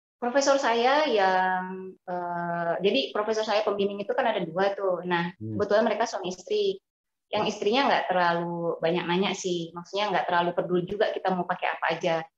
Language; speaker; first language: Indonesian; native; Indonesian